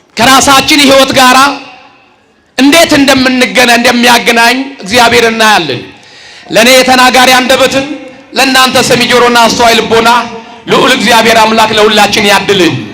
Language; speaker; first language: Amharic; native; Amharic